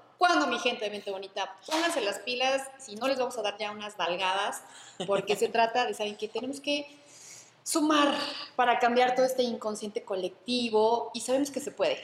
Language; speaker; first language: Spanish; native; Spanish